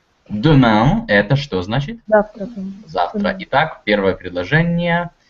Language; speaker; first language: Russian; native; Russian